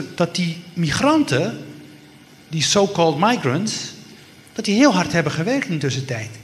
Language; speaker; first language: Dutch; early bilingual, other home language; Riffian